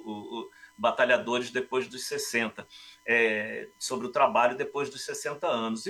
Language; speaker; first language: Portuguese; native; Portuguese